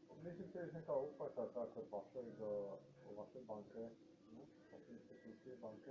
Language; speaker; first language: Polish; non-native, learner; Serbian